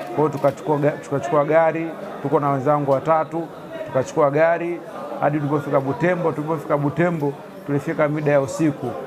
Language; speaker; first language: Swahili; native; Swahili